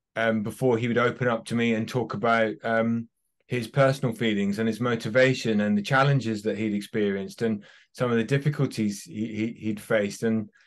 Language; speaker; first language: English; native; English